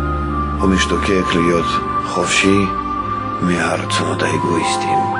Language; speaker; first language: Hebrew; non-native, fluent; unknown